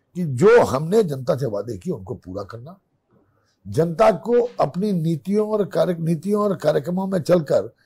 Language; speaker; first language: Hindi; native; Hindi